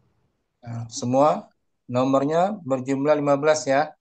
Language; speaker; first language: Indonesian; native; Indonesian